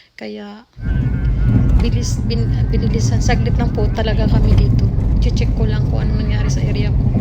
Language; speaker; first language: Filipino; non-native, local second language; Cebuano